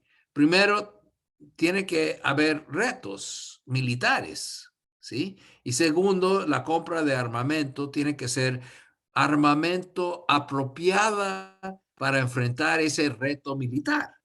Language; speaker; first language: Spanish; non-native, fluent; English